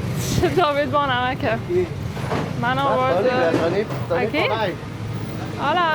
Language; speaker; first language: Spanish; non-native, learner; Persian